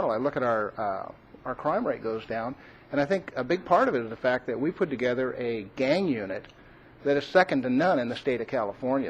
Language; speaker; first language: English; native; English